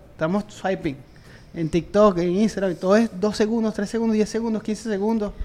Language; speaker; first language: Spanish; native; Spanish